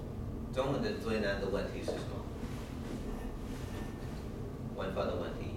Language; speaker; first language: Chinese; non-native, learner; English